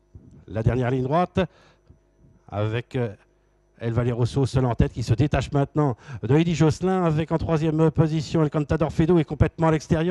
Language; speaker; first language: French; native; French